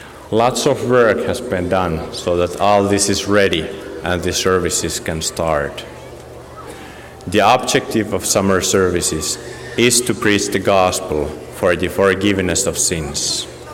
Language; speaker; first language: English; non-native, learner; Finnish